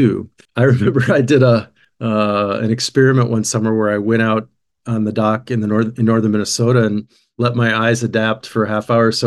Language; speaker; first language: English; native; English